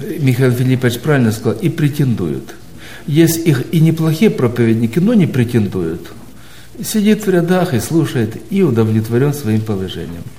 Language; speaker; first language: Russian; native; Russian